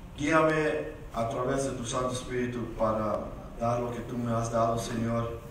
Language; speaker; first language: Spanish; early bilingual, heritage; Spanish